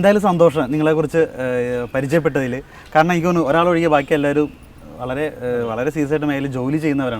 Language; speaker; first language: Malayalam; native; Malayalam